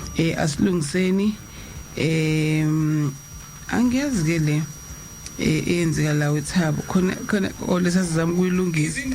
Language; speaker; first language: Zulu; native; Zulu